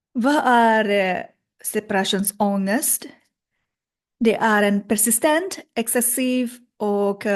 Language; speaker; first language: Swedish; non-native, learner; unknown